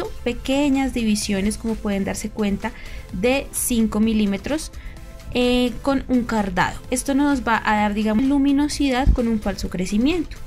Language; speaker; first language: Spanish; native; Spanish